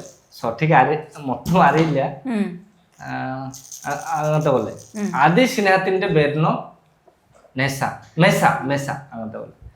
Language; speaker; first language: Malayalam; non-native, local second language; Bangla